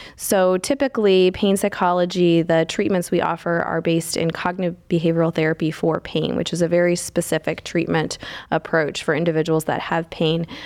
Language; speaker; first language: English; native; English